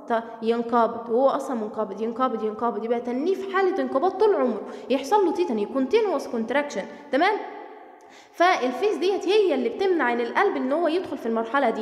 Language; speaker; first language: Arabic; native; Arabic